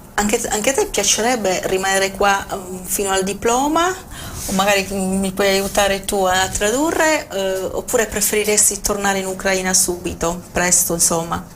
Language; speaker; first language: Italian; native; Italian